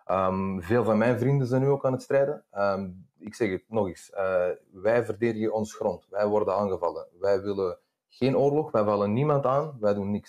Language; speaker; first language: Dutch; early bilingual, other home language; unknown